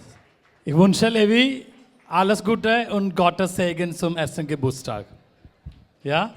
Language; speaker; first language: German; non-native, fluent; Malayalam